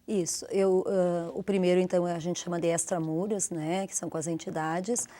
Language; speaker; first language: Portuguese; native; Portuguese